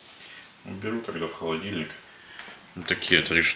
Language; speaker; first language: Russian; native; Russian